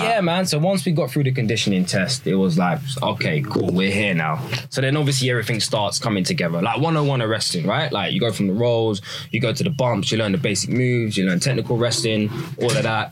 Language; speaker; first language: English; native; English